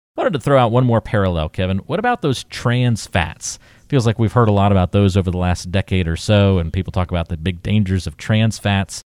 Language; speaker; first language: English; native; English